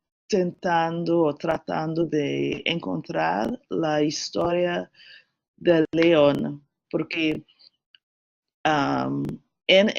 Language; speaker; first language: Spanish; non-native, learner; English